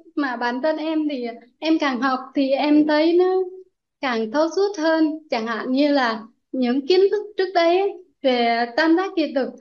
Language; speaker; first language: Vietnamese; non-native, local second language; Jarai